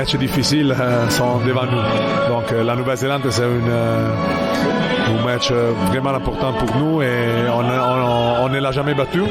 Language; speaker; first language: French; non-native, fluent; Italian